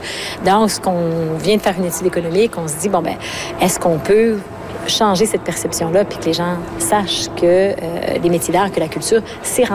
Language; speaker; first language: French; native; French